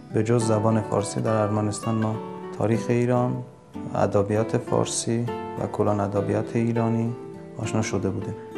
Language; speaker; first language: Persian; non-native, fluent; Armenian